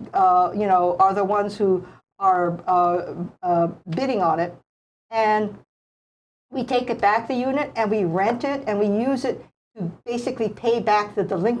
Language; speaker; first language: English; native; English